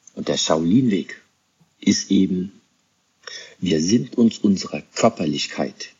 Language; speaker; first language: German; native; German